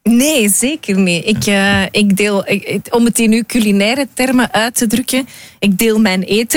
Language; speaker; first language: Dutch; native; Dutch